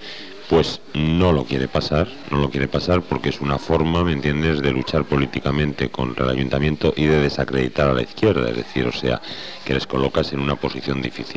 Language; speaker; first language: Spanish; native; Spanish